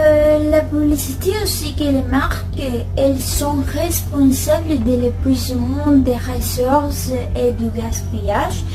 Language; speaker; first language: French; non-native, learner; Spanish